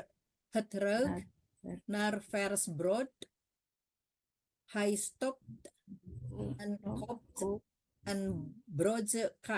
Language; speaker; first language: Dutch; non-native, learner; Indonesian